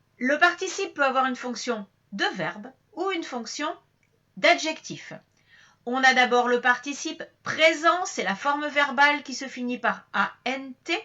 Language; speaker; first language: French; native; French